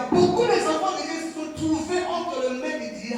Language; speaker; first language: French; non-native, local second language; Lingala